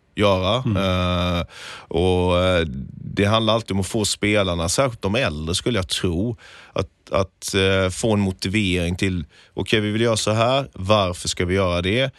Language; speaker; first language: Swedish; native; Swedish